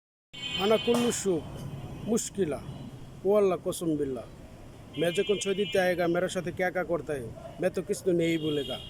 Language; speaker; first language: Hindi; non-native, learner; Bangla